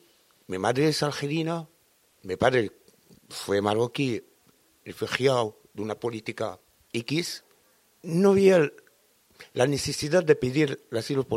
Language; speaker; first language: Spanish; non-native, fluent; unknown